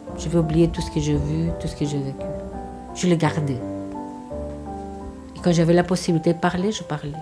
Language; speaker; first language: French; non-native, fluent; Spanish